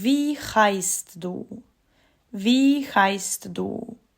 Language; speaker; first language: German; non-native, fluent; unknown